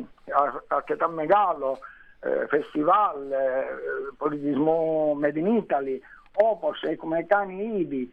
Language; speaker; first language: Greek; non-native, learner; Italian